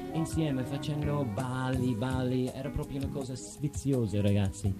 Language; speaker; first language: Italian; non-native, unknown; English